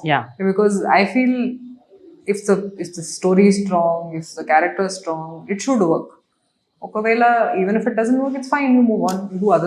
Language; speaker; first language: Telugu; non-native, local second language; Hindi